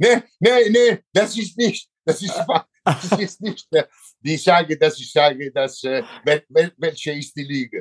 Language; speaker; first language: German; non-native, learner; Italian